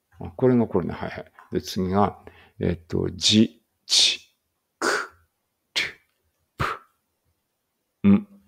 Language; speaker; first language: Japanese; native; Japanese